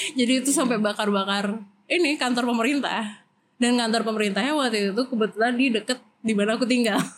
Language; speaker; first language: Indonesian; native; Indonesian